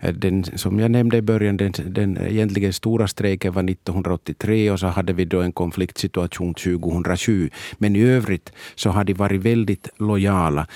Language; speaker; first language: Swedish; native; Swedish